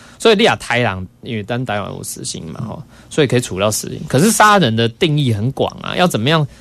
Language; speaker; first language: Chinese; native; Chinese